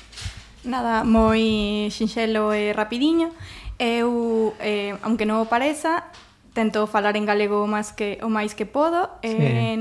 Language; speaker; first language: Galician; non-native, learner; Spanish